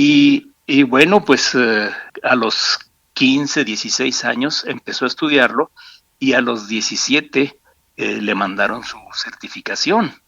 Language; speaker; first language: Spanish; native; Spanish